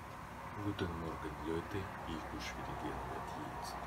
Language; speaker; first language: German; non-native, learner; Russian